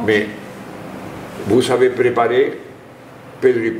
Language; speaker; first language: French; non-native, fluent; Spanish